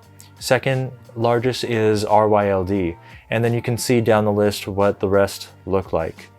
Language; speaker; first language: English; native; English